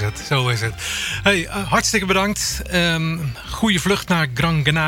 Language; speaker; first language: Dutch; native; Dutch